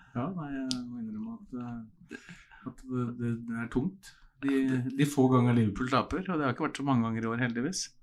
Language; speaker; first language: Norwegian; native; Norwegian